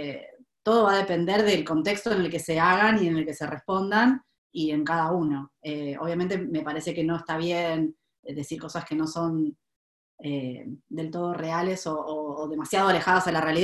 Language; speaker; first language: Spanish; native; Spanish